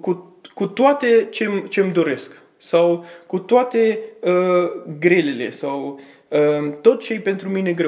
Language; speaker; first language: Romanian; early bilingual, heritage; Romanian